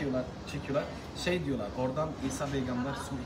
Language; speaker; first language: Turkish; non-native, learner; Arabic